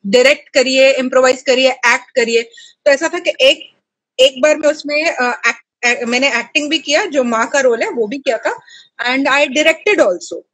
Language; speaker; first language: Hindi; native; Hindi